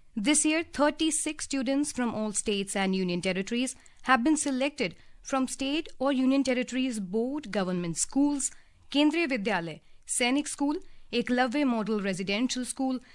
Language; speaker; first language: English; non-native, local second language; Hindi